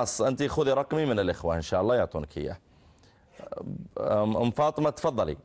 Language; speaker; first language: Arabic; native; Arabic